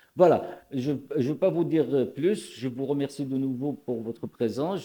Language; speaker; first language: French; non-native, local second language; Arabic